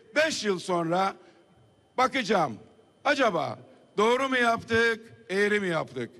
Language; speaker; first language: Turkish; native; Turkish